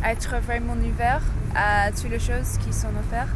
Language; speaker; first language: French; non-native, learner; English